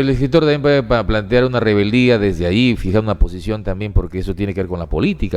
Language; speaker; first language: Spanish; native; Spanish